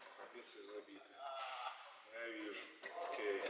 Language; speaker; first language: Russian; native; Russian